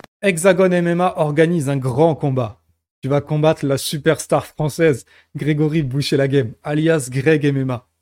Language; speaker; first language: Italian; non-native, learner; French